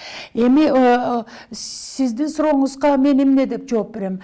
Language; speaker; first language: Kyrgyz; native; Kyrgyz